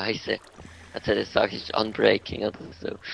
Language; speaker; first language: German; native; German